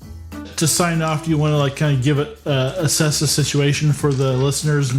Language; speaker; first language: English; native; English